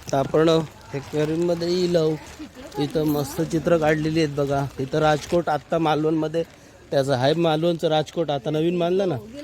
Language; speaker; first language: Marathi; native; Marathi